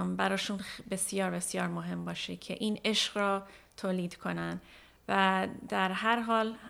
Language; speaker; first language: Persian; early bilingual, heritage; Persian